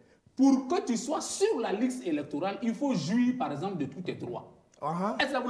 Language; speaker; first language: French; native; French